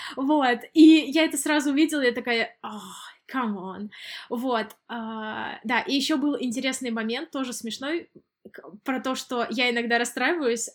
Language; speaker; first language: Russian; native; Russian